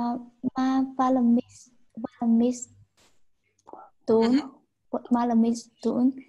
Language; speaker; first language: Finnish; non-native, learner; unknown